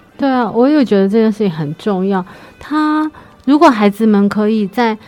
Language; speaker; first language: Chinese; native; Chinese